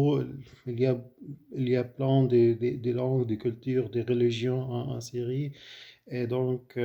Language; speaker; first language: French; non-native, fluent; Arabic